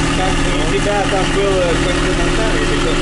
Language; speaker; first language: Russian; non-native, local second language; Lithuanian